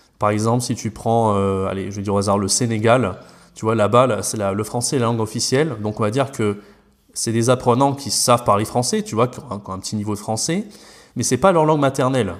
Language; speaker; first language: French; native; French